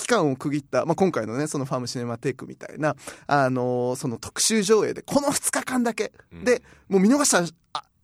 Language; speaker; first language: Japanese; native; Japanese